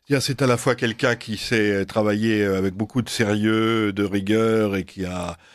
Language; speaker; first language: French; native; French